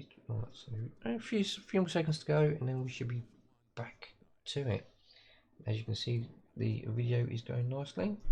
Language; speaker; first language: English; native; English